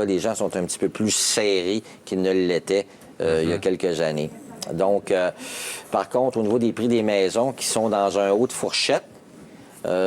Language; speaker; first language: French; native; French